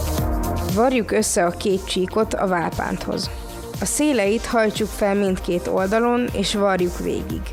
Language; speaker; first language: Hungarian; native; Hungarian